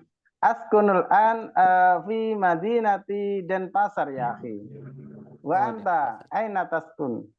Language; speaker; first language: Arabic; non-native, learner; Indonesian